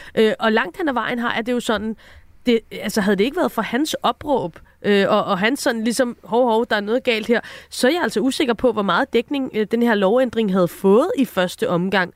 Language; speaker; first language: Danish; native; Danish